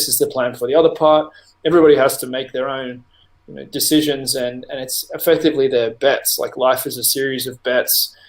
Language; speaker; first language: English; native; English